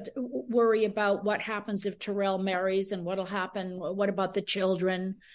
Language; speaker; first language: English; early bilingual, other home language; Spanish